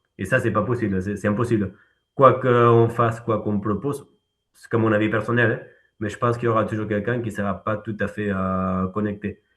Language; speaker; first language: French; non-native, fluent; Spanish